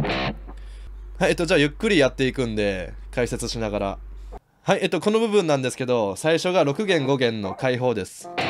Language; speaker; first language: Japanese; native; Japanese